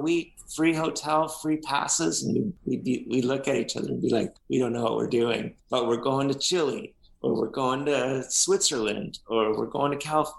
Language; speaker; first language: English; native; English